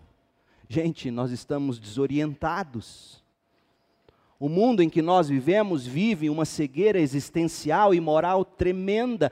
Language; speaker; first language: Portuguese; native; Portuguese